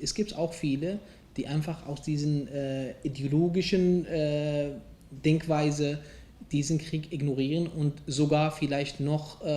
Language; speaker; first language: German; non-native, fluent; Arabic